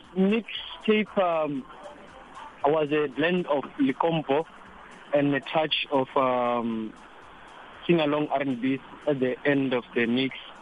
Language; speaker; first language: English; non-native, local second language; Venda